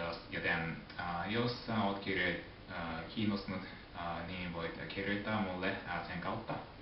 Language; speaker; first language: Finnish; non-native, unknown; Japanese